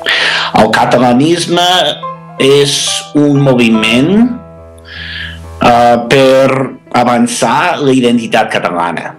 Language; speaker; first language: Catalan; non-native, fluent; English